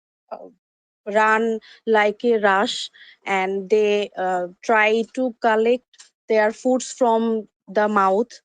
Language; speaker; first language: English; non-native, learner; Bangla